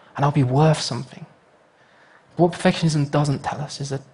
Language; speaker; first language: English; native; English